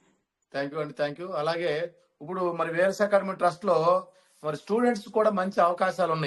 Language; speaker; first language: Telugu; native; Telugu